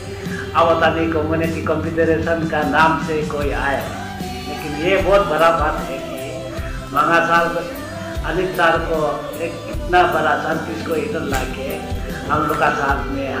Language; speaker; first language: Hindi; non-native, local second language; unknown